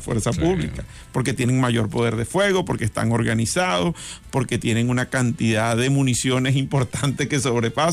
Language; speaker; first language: Spanish; native; Spanish